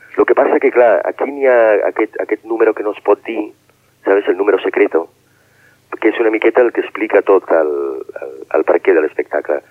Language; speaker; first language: Catalan; non-native, local second language; Spanish